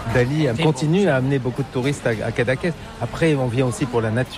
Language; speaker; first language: French; native; French